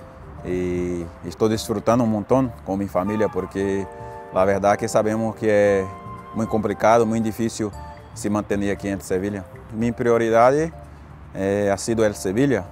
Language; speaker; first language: Spanish; non-native, fluent; Portuguese